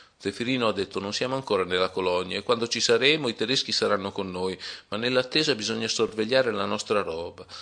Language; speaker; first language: Italian; native; Italian